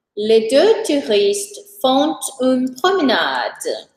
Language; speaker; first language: French; non-native, fluent; Portuguese